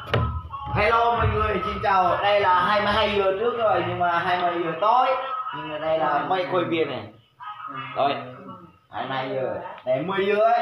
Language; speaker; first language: Vietnamese; non-native, local second language; Jarai